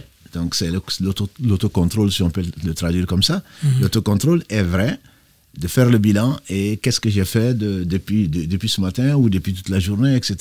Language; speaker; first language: French; native; French